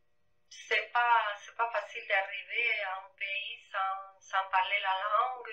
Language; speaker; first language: French; non-native, fluent; Spanish